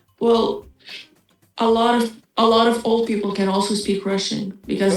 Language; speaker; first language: English; non-native, fluent; Lithuanian